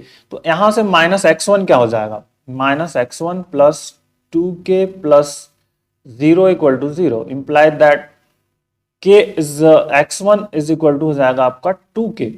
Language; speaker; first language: Hindi; native; Hindi